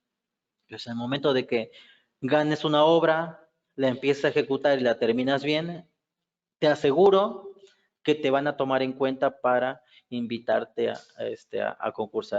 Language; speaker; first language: Spanish; native; Spanish